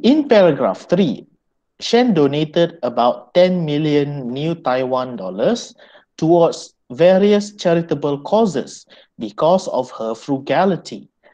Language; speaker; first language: English; non-native, local second language; Malay